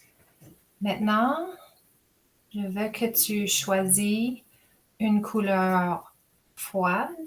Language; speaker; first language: French; non-native, fluent; English